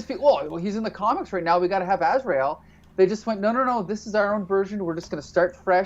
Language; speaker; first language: English; native; English